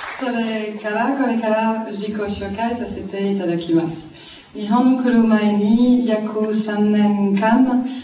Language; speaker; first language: Japanese; non-native, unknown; French